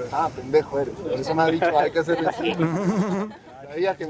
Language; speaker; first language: Spanish; native; Spanish